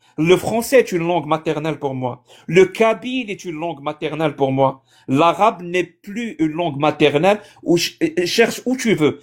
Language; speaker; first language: French; native; French